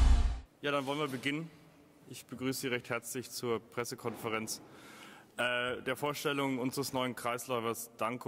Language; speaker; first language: German; native; German